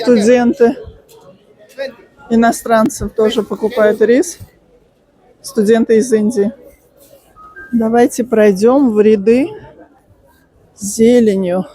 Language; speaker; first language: Russian; native; Russian